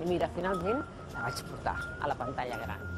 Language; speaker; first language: Catalan; native; Catalan